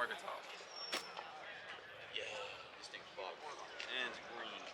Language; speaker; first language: English; native; English